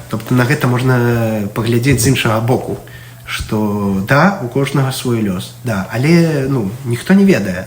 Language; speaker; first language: Belarusian; non-native, local second language; Russian